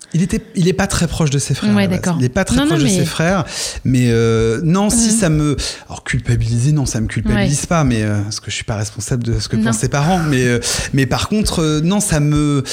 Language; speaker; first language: French; native; French